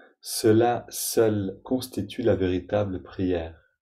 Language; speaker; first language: French; native; French